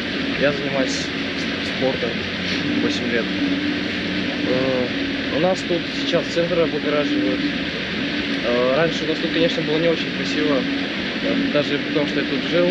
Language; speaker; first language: Russian; native; Russian